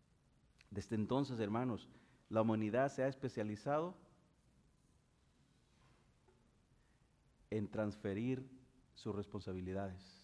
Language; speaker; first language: Spanish; native; Spanish